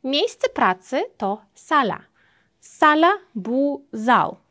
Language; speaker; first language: Polish; non-native, fluent; Uzbek